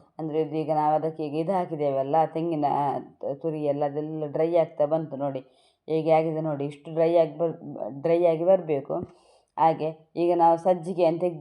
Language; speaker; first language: Kannada; non-native, local second language; Tulu